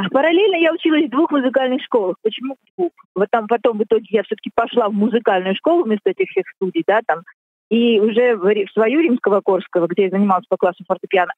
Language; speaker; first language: Russian; native; Russian